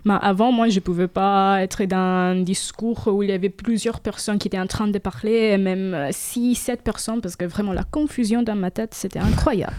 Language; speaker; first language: French; non-native, fluent; Italian